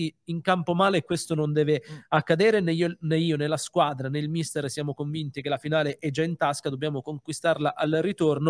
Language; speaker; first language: Italian; native; Italian